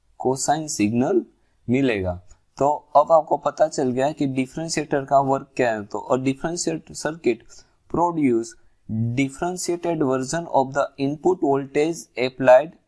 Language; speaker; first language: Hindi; non-native, local second language; Gujarati